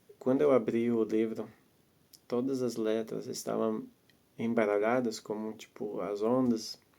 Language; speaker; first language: Portuguese; non-native, fluent; Latvian